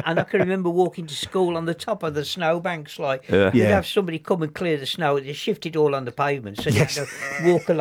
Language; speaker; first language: English; native; English